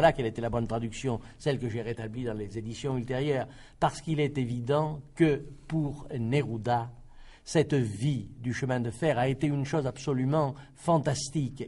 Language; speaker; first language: French; native; French